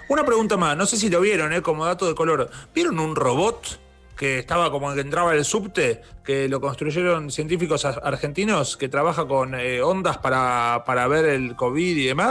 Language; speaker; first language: Spanish; native; Spanish